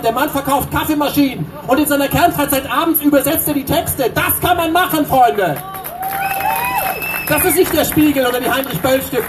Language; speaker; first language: German; native; German